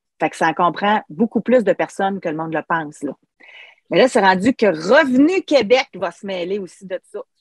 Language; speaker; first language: French; native; French